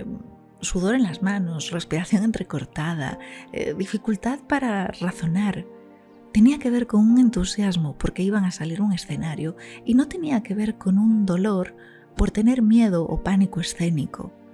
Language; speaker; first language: Spanish; native; Spanish